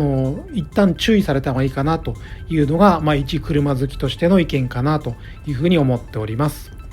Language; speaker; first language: Japanese; native; Japanese